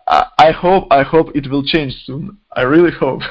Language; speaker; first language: English; non-native, fluent; Ukrainian